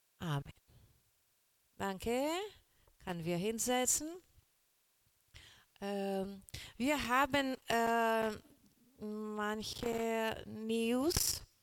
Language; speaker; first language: German; non-native, learner; Portuguese